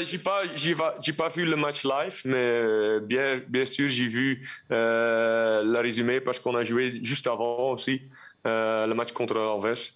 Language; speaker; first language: French; non-native, local second language; Dutch